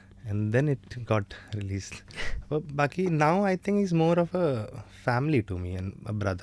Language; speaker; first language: English; early bilingual, other home language; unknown